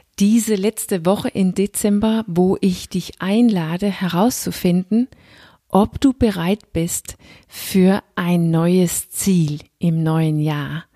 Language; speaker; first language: German; non-native, fluent; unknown